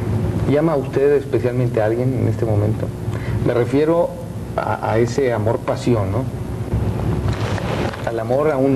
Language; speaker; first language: Spanish; native; Spanish